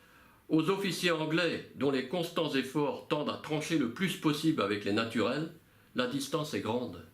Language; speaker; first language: French; native; French